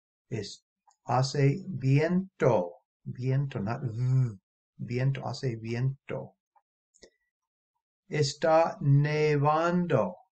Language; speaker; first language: Spanish; non-native, fluent; English